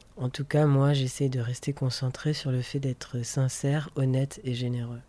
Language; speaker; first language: French; native; French